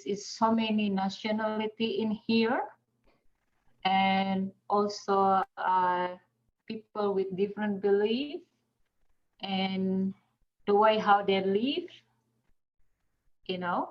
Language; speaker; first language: English; non-native, fluent; Indonesian